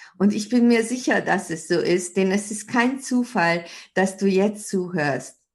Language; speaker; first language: German; early bilingual, other home language; Hungarian